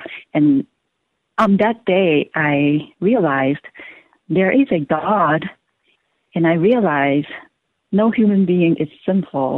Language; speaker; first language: English; non-native, local second language; Cantonese